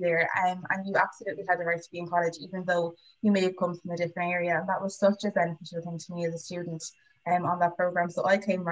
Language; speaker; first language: English; native; English